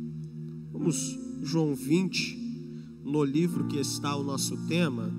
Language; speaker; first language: Portuguese; native; Portuguese